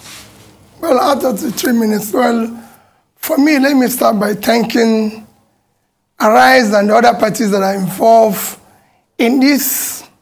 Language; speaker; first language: English; non-native, local second language; Igbo